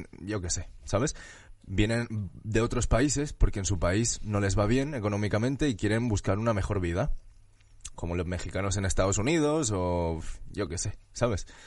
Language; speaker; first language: Spanish; early bilingual, other home language; Chinese